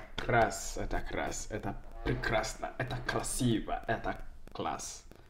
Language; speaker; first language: Russian; non-native, learner; English